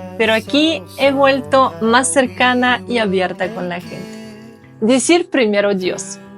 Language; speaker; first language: Spanish; non-native, fluent; Russian